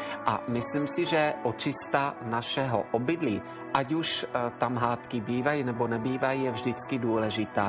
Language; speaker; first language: Czech; native; Czech